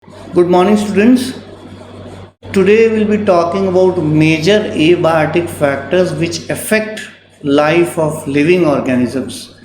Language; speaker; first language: English; non-native, local second language; Hindi